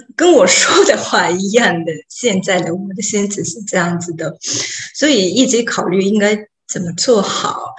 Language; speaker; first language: Chinese; non-native, fluent; Japanese